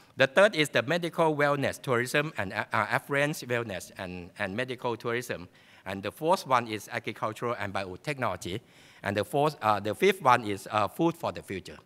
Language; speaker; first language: English; non-native, fluent; Thai